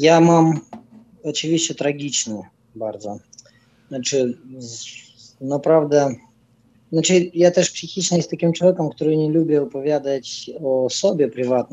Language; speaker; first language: Polish; non-native, fluent; Russian